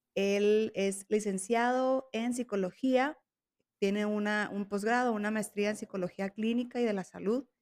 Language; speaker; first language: Spanish; native; Spanish